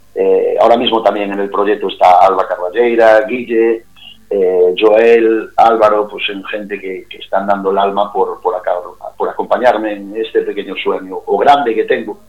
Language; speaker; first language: Spanish; native; Spanish